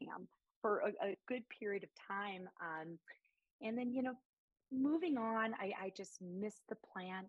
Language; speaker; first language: English; native; English